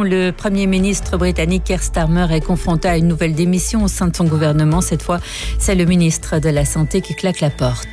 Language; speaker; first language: French; native; French